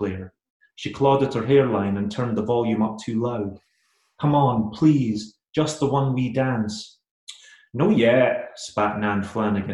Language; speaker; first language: English; native; English